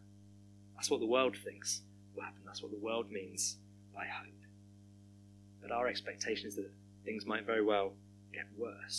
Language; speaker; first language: English; native; English